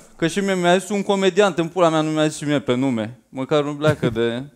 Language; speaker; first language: Romanian; native; Romanian